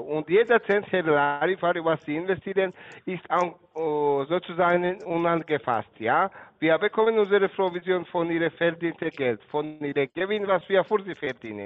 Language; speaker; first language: German; non-native, learner; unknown